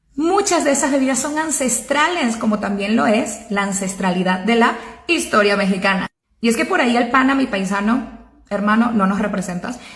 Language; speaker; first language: Spanish; native; Spanish